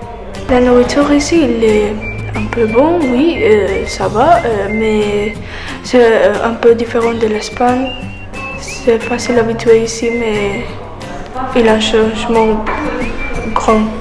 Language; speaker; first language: French; non-native, learner; Spanish